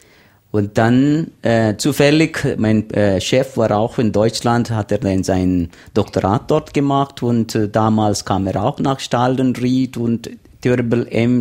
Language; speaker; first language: German; non-native, learner; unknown